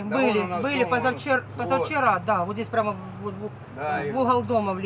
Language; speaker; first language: Russian; native; Russian